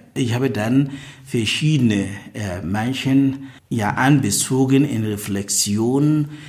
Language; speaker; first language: German; non-native, fluent; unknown